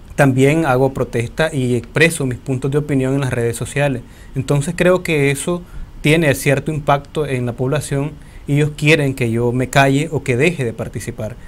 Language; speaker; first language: Spanish; native; Spanish